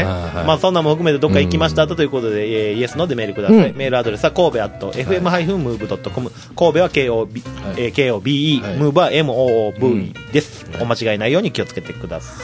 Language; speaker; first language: Japanese; native; Japanese